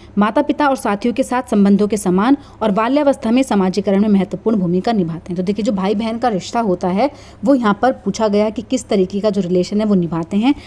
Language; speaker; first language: Hindi; native; Hindi